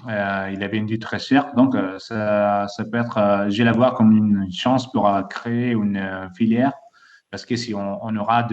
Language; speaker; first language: French; non-native, fluent; Italian